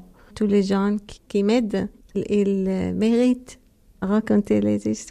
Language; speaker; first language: French; non-native, learner; Arabic